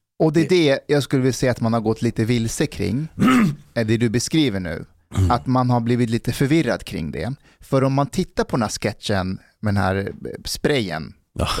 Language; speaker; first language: Swedish; native; Swedish